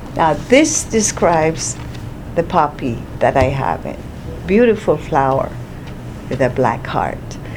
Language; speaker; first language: English; non-native, fluent; Persian